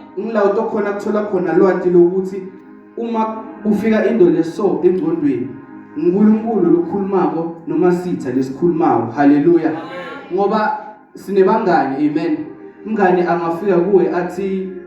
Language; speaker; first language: Zulu; non-native, local second language; Swati